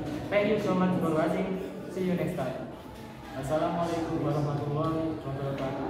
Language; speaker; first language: English; non-native, learner; Indonesian